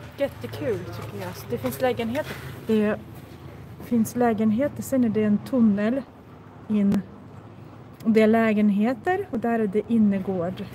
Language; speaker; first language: Swedish; non-native, fluent; Russian